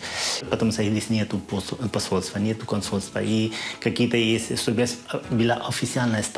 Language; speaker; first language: Russian; non-native, fluent; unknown